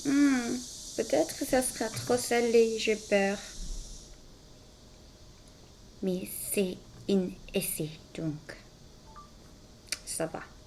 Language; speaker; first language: French; non-native, fluent; Korean